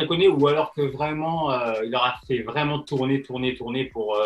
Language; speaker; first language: French; native; French